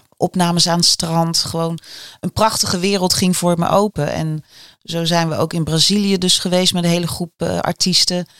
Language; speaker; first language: Dutch; native; Dutch